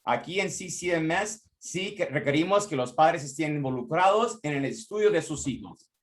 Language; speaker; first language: Spanish; early bilingual, heritage; Spanish